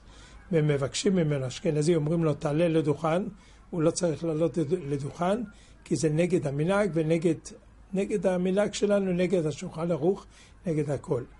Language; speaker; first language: Hebrew; non-native, fluent; French